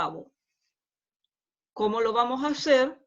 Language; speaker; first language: Spanish; native; Spanish